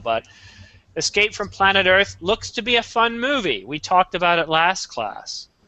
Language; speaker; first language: English; native; English